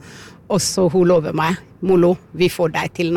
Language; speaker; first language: Norwegian; non-native, learner; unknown